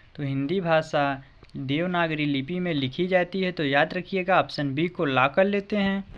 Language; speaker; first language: Hindi; native; Hindi